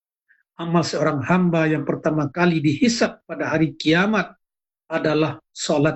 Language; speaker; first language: Indonesian; native; Indonesian